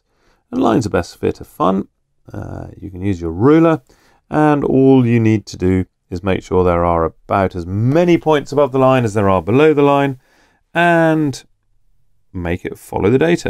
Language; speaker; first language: English; native; English